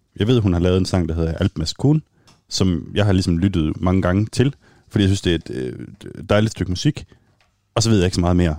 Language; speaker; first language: Danish; native; Danish